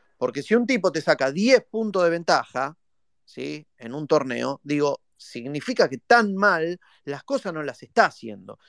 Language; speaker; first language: Spanish; native; Spanish